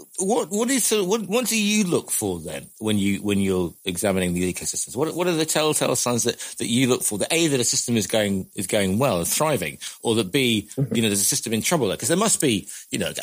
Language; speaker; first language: English; native; English